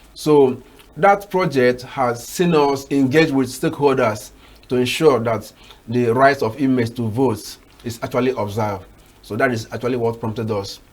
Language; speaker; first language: English; non-native, local second language; Igbo